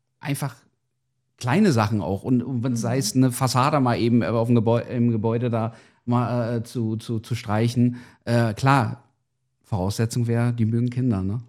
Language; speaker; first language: German; non-native, fluent; Portuguese